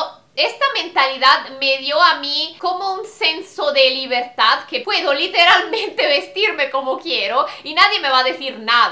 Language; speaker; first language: Spanish; non-native, fluent; Italian